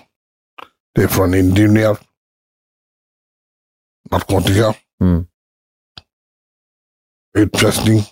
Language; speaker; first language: Swedish; early bilingual, other home language; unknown